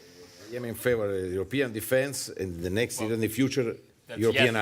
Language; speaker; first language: English; non-native, fluent; Italian